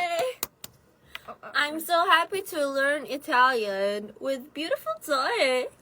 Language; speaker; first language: English; non-native, fluent; Italian